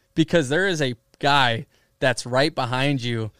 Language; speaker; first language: English; native; English